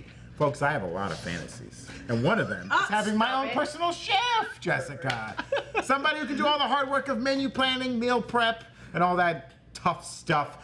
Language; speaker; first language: English; native; English